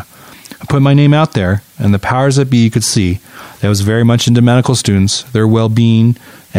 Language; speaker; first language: English; native; English